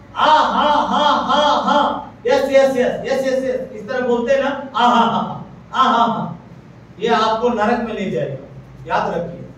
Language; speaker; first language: Hindi; non-native, local second language; Malayalam